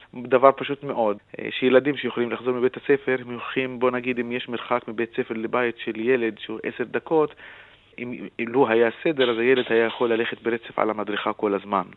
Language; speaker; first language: Hebrew; non-native, local second language; Arabic